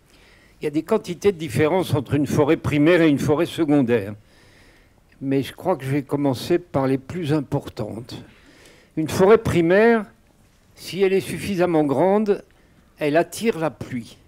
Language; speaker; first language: French; native; French